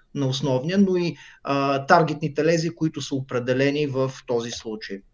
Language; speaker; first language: Bulgarian; early bilingual, other home language; Hebrew